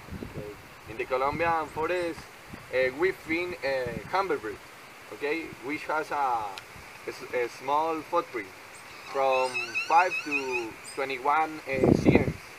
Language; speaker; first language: English; non-native, learner; Spanish